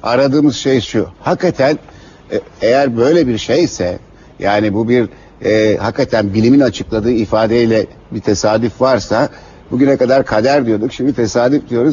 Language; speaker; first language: Turkish; native; Turkish